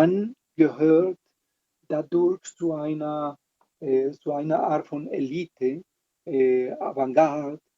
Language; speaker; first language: German; non-native, fluent; Spanish